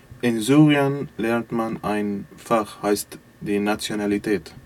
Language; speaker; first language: German; non-native, learner; Arabic